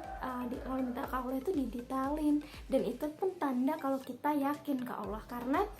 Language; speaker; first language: Indonesian; native; Indonesian